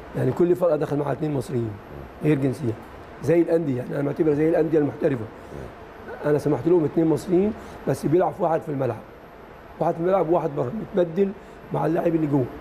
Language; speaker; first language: Arabic; native; Arabic